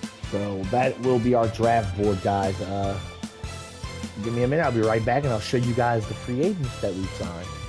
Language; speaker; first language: English; native; English